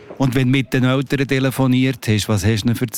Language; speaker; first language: German; native; German